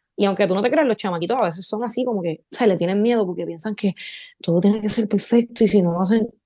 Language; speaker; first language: Spanish; native; Spanish